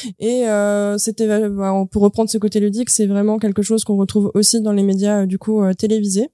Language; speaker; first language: French; native; French